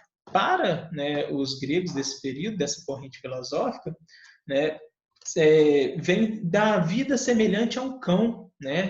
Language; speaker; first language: Portuguese; native; Portuguese